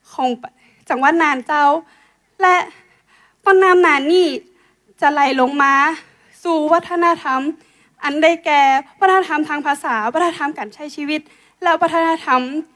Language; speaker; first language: Thai; native; Thai